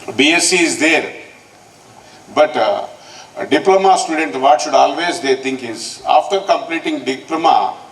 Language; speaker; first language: English; non-native, local second language; Telugu